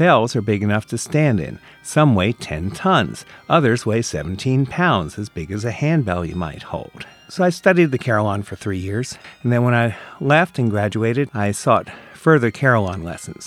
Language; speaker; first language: English; native; English